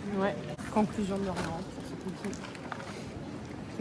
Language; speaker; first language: French; native; French